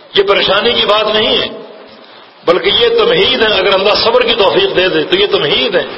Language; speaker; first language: Urdu; native; Urdu